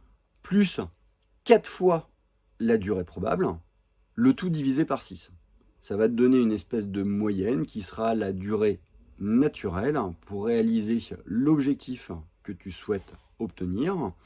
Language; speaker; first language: French; native; French